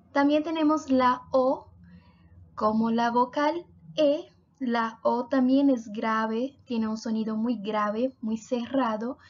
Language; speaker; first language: Spanish; non-native, fluent; Portuguese